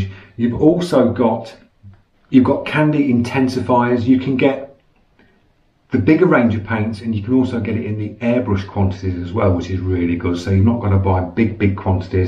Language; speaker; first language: English; native; English